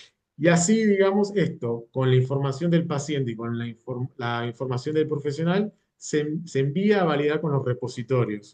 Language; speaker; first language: Spanish; native; Spanish